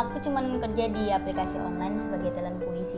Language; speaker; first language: Indonesian; native; Indonesian